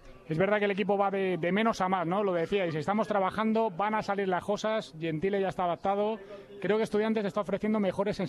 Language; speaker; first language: Spanish; native; Spanish